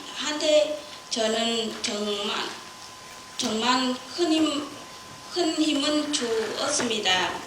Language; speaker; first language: Korean; non-native, learner; Vietnamese